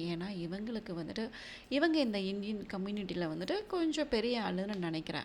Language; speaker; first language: Tamil; native; Tamil